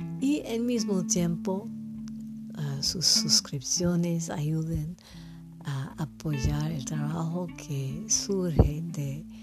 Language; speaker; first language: Spanish; non-native, fluent; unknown